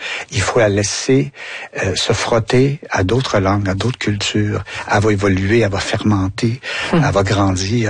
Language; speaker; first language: French; native; French